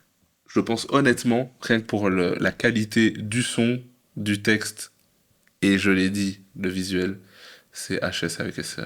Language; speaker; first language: French; native; French